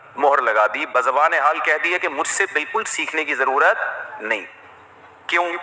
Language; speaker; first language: Urdu; non-native, local second language; Pashto